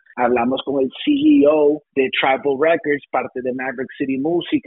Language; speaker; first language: Spanish; early bilingual, heritage; Spanish